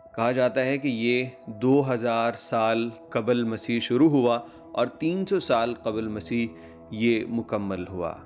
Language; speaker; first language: Urdu; non-native, local second language; Punjabi